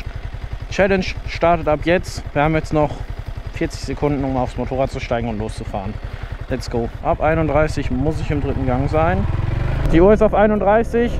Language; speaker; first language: German; native; German